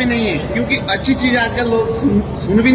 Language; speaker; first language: Hindi; non-native, local second language; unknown